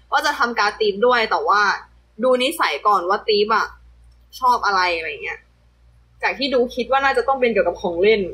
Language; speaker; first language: Thai; early bilingual, heritage; Thai